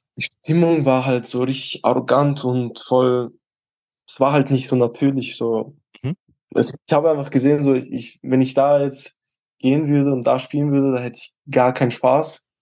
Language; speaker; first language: German; early bilingual, other home language; Albanian